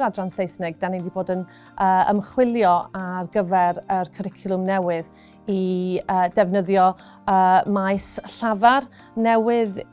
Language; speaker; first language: Welsh; non-native, local second language; English